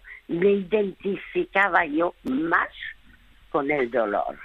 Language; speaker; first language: Spanish; early bilingual, other home language; French